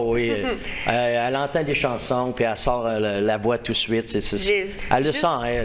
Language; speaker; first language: French; native; French